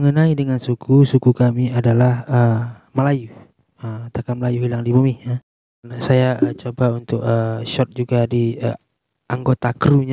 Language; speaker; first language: Indonesian; non-native, local second language; Malay